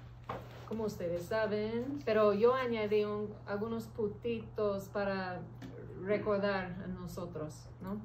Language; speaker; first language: Spanish; early bilingual, heritage; English